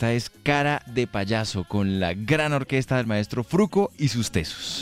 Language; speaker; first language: Spanish; native; Spanish